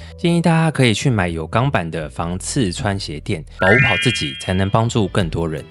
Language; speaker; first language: Chinese; native; Chinese